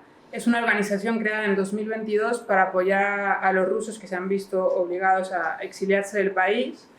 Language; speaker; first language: Spanish; native; Spanish